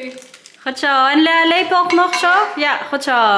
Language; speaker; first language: Dutch; non-native, learner; Waray